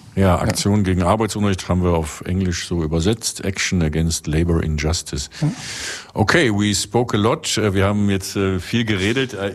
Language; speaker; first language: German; native; German